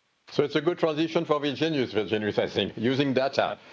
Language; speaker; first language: English; non-native, fluent; French